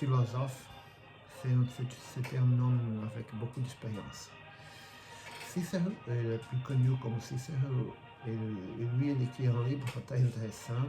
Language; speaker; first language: French; non-native, fluent; Portuguese